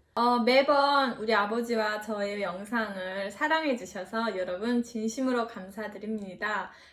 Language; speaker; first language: Korean; native; Korean